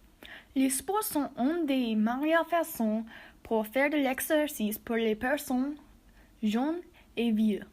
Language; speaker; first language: French; non-native, learner; English